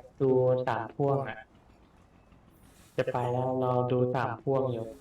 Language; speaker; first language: Thai; native; Thai